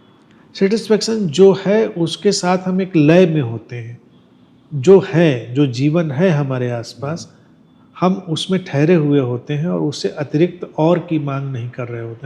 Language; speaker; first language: Hindi; native; Hindi